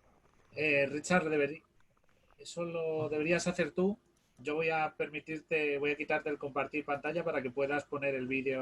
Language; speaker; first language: Spanish; native; Spanish